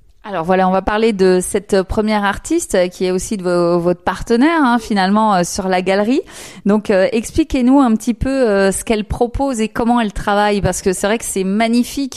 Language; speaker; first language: French; native; French